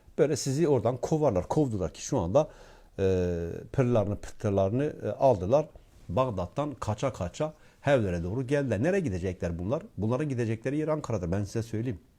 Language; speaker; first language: Turkish; non-native, local second language; Kurdish